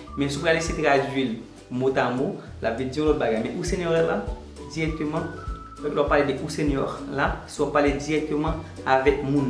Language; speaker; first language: French; non-native, learner; Haitian Creole